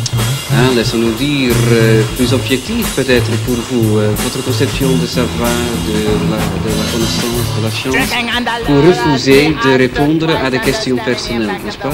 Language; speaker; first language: French; non-native, fluent; Dutch